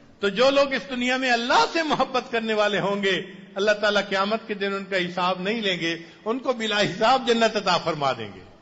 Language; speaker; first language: Urdu; non-native, local second language; Saraiki